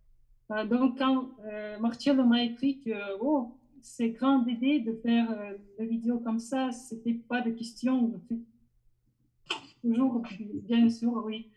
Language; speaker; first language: French; non-native, learner; Russian